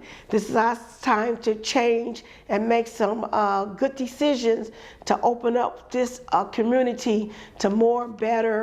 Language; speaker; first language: English; native; English